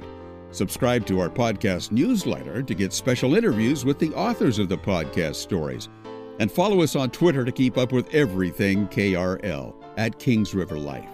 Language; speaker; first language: English; native; English